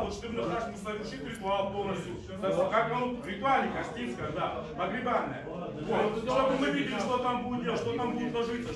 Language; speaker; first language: Russian; native; Russian